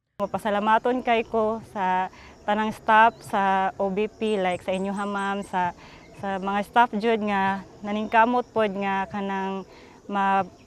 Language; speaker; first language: Cebuano; native; Cebuano